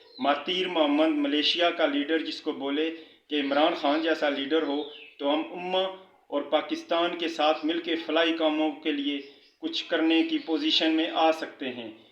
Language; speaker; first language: Urdu; non-native, local second language; Punjabi